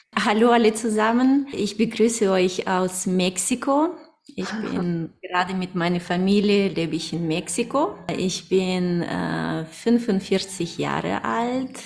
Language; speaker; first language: German; non-native, fluent; Russian